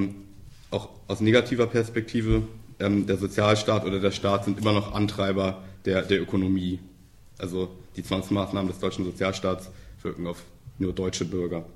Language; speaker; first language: German; native; German